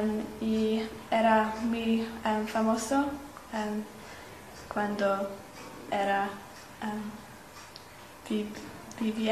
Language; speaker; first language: Spanish; non-native, learner; English